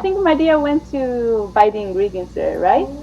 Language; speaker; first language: English; non-native, fluent; Spanish